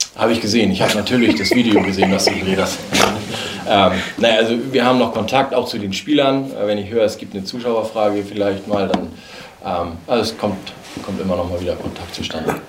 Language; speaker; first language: German; native; German